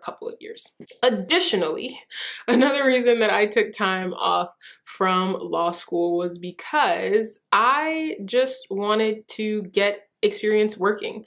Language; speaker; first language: English; early bilingual, other home language; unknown